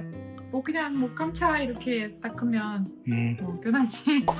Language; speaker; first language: Korean; non-native, learner; Ukrainian